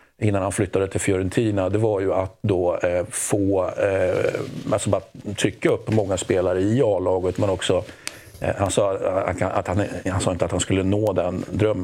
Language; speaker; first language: Swedish; native; Swedish